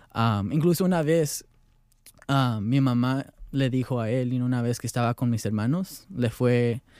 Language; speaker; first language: Spanish; early bilingual, heritage; Spanish